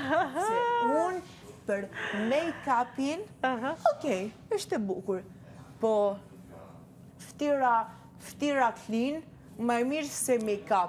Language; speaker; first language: Albanian; early bilingual, heritage; Albanian